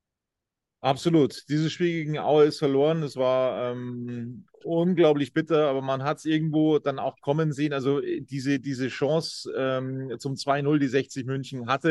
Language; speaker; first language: German; native; German